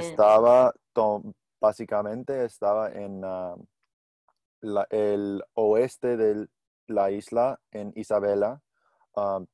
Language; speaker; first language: Spanish; non-native, learner; English